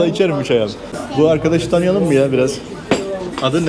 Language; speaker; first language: Turkish; native; Turkish